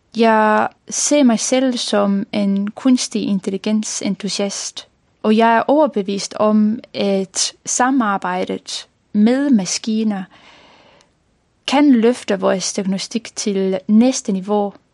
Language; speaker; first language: Danish; non-native, fluent; Estonian